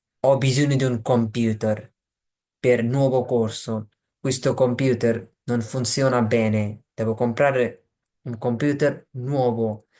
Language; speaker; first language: Italian; non-native, fluent; Bangla